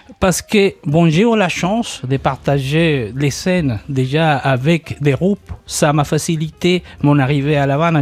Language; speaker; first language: French; non-native, fluent; Spanish